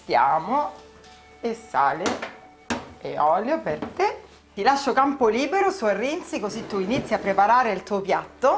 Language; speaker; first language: Italian; native; Italian